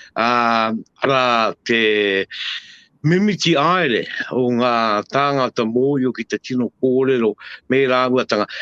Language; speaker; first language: Māori; native; Māori